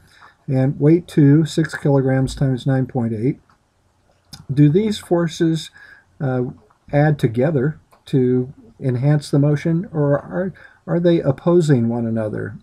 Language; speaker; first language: English; native; English